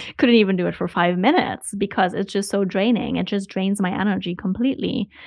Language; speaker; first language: English; non-native, fluent; Dutch